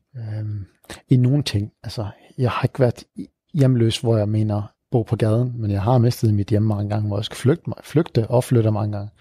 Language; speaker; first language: Danish; early bilingual, other home language; Arabic